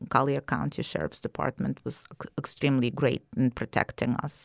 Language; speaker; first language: English; non-native, fluent; Russian